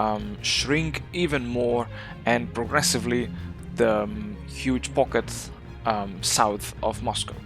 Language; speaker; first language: English; non-native, fluent; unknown